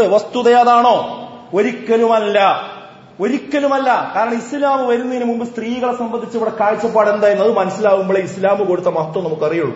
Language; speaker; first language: Malayalam; native; Malayalam